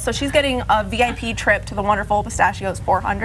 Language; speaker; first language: English; native; English